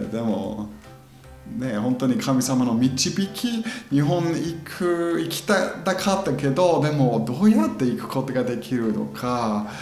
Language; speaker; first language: Japanese; non-native, fluent; German